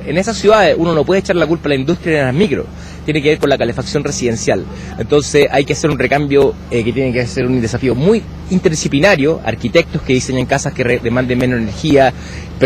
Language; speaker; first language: Spanish; native; Spanish